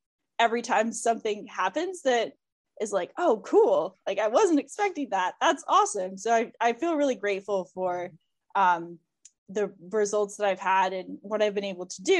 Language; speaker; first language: English; native; English